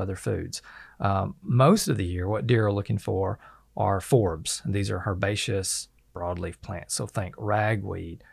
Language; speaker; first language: English; native; English